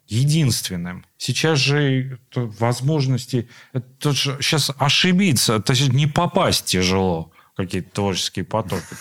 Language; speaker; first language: Russian; non-native, local second language; Armenian